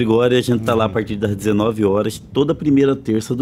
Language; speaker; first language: Portuguese; native; Portuguese